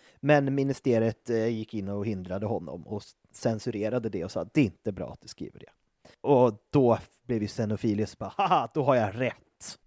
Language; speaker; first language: Swedish; native; Swedish